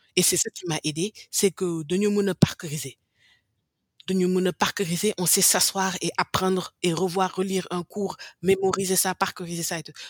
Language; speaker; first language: French; non-native, local second language; English